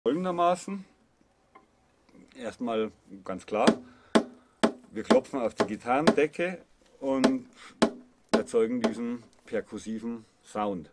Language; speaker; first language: German; native; German